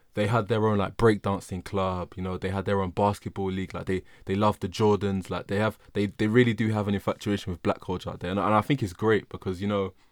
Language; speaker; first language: English; early bilingual, other home language; Yoruba